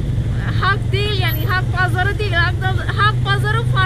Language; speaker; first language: Turkish; non-native, learner; Javanese